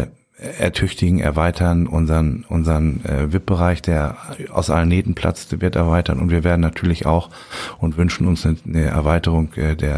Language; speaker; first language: German; native; German